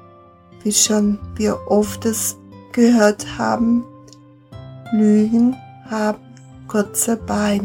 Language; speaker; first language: German; non-native, fluent; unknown